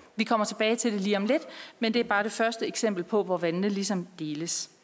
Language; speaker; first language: Danish; native; Danish